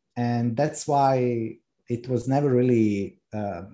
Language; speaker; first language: English; non-native, fluent; Croatian